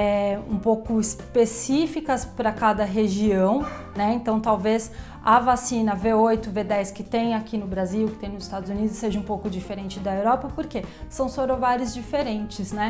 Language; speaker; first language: Portuguese; native; Portuguese